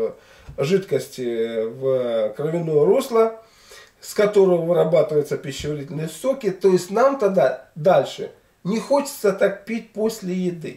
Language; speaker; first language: Russian; native; Russian